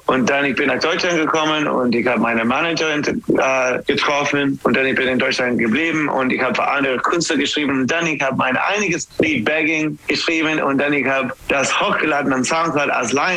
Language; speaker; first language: German; non-native, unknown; English